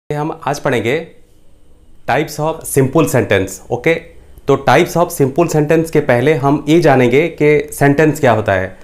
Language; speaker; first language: Hindi; non-native, local second language; Bangla